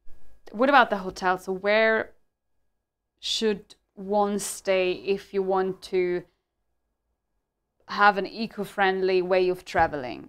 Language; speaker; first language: English; non-native, fluent; German